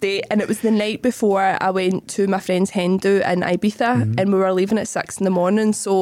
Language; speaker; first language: English; native; English